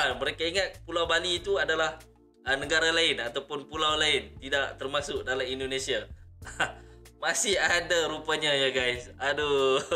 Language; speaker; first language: Malay; native; Malay